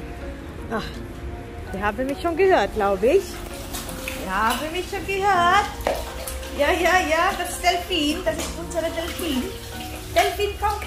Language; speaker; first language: German; non-native, learner; Filipino